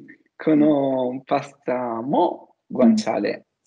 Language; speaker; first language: Japanese; non-native, learner; Italian